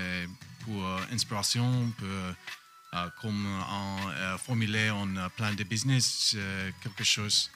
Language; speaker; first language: French; non-native, learner; English